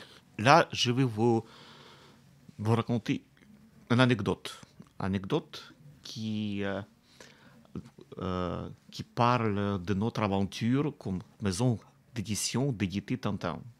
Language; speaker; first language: French; non-native, fluent; Russian